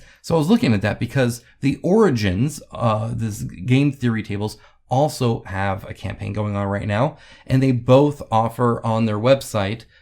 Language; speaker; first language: English; native; English